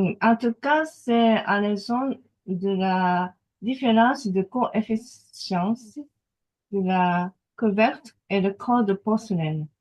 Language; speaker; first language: French; non-native, fluent; Japanese